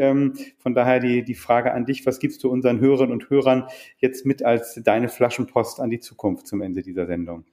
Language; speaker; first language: German; native; German